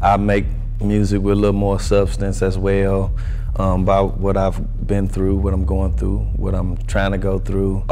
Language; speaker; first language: English; native; English